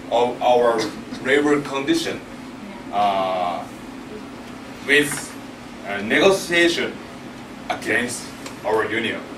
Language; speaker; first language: English; non-native, learner; Japanese